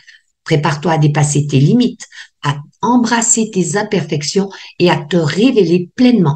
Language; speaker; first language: French; native; French